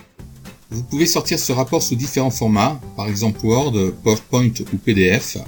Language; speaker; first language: French; native; French